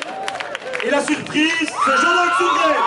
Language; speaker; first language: French; native; French